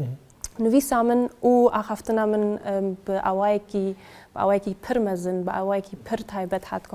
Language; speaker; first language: Kurdish; early bilingual, heritage; Kurdish